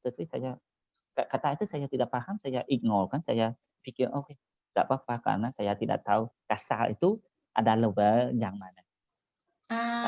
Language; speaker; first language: Indonesian; non-native, learner; Khmer